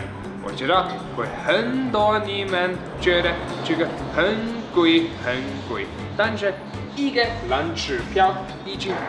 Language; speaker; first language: Chinese; non-native, learner; German